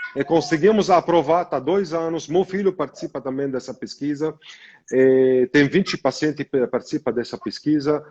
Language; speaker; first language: Portuguese; non-native, fluent; Arabic